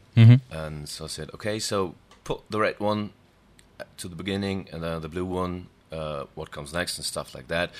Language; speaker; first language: English; non-native, fluent; German